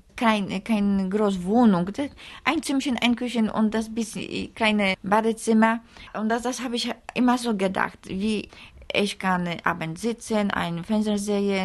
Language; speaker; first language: German; non-native, learner; Polish